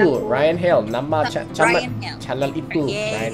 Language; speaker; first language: Indonesian; non-native, learner; English